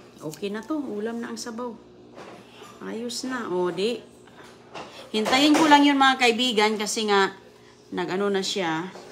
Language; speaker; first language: Filipino; non-native, local second language; Cebuano